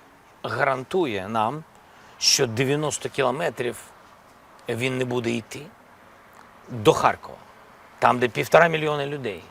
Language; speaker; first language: Ukrainian; non-native, local second language; Russian